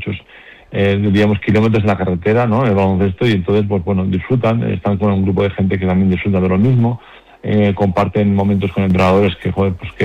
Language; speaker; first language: Spanish; native; Spanish